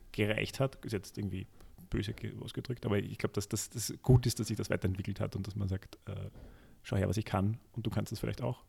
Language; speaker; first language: German; native; German